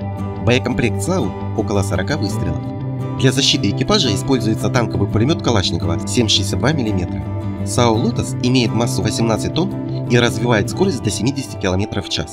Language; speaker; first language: Russian; native; Russian